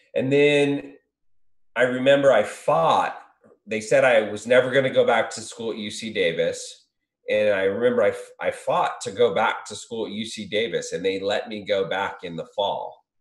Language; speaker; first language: English; native; English